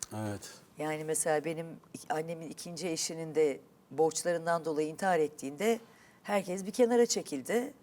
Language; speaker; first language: Turkish; native; Turkish